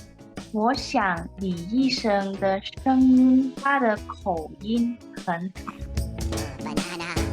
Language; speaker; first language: Chinese; non-native, learner; English